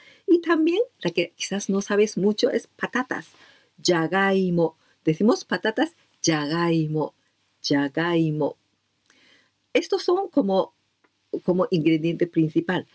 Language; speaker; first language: Spanish; non-native, learner; Japanese